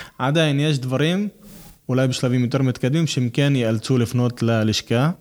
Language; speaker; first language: Hebrew; non-native, local second language; Arabic